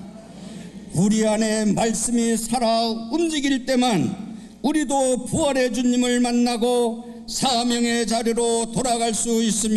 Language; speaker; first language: Korean; native; Korean